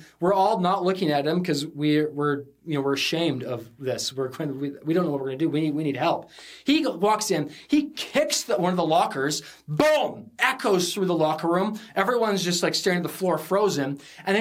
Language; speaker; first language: English; native; English